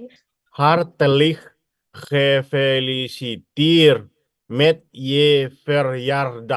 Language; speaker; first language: Dutch; non-native, learner; Indonesian